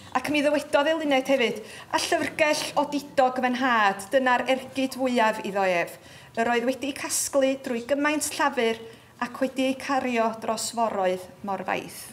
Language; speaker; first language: Welsh; native; Welsh